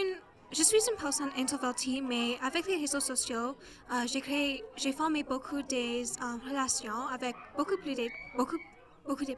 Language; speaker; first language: French; non-native, local second language; English